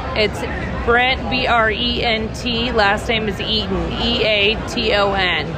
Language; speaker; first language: English; native; English